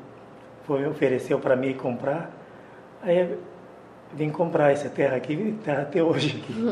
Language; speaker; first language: Portuguese; non-native, fluent; Japanese